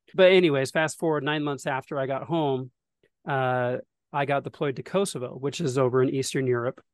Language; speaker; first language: English; native; English